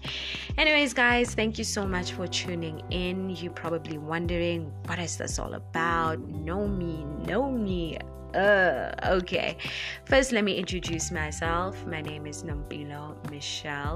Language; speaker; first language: English; non-native, local second language; Zulu